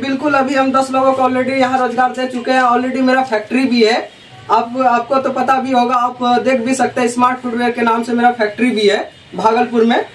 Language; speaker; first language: Hindi; native; Hindi